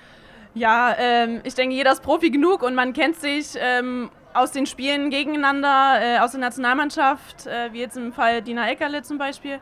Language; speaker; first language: German; native; German